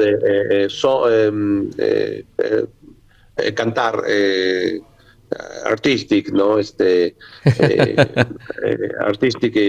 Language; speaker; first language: English; non-native, learner; Spanish